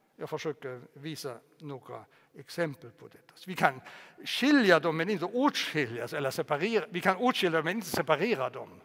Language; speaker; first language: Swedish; non-native, fluent; German